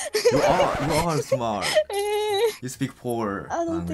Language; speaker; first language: English; non-native, fluent; Japanese